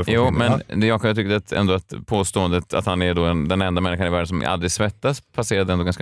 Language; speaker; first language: Swedish; native; Swedish